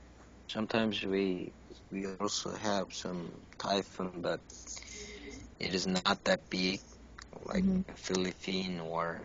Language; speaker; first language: English; non-native, learner; Korean